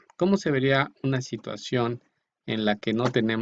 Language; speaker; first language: Spanish; native; Spanish